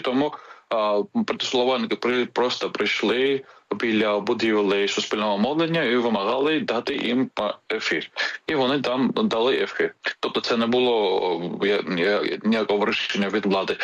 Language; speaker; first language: Ukrainian; non-native, fluent; Georgian